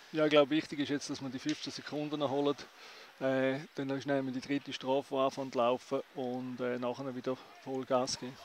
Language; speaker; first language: German; native; German